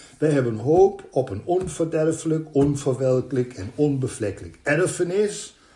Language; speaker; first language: Dutch; non-native, fluent; German